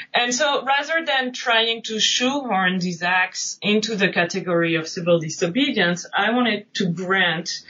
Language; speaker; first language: English; non-native, fluent; French